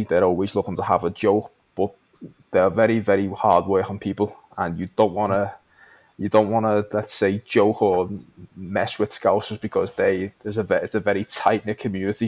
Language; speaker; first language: English; native; English